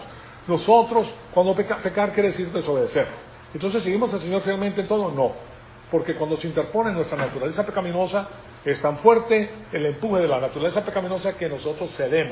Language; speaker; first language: Spanish; native; Spanish